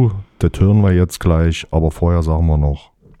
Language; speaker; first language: German; native; German